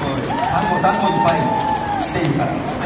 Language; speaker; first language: Japanese; non-native, learner; Korean